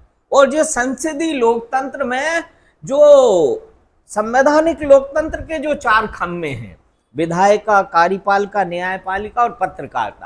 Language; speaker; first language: Hindi; native; Hindi